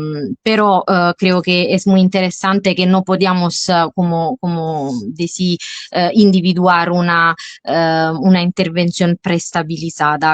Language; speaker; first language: Spanish; non-native, fluent; Italian